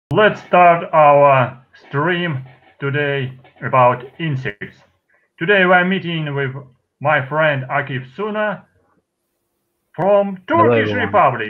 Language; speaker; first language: English; non-native, fluent; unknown